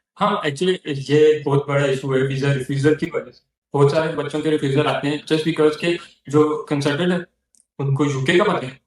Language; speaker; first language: Urdu; non-native, local second language; Northern Hindko